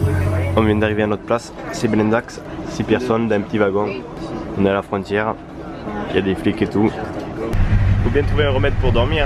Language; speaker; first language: French; native; French